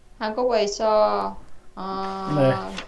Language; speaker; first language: Korean; non-native, learner; Vietnamese